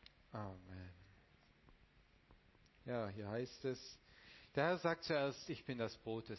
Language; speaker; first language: German; non-native, fluent; Romanian